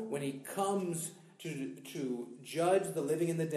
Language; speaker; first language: English; native; English